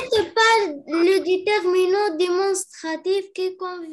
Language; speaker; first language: French; non-native, learner; Arabic